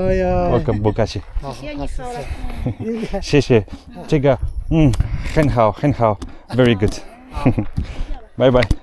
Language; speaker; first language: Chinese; non-native, learner; Bulgarian